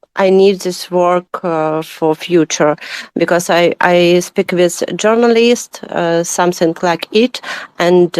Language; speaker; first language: English; non-native, learner; Ukrainian